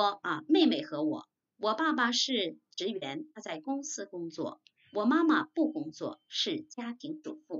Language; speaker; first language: Chinese; non-native, fluent; Korean